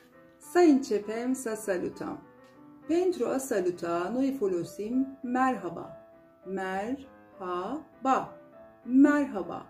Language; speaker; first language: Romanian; non-native, fluent; Turkish